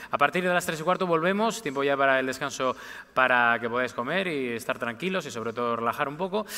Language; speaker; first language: Spanish; native; Spanish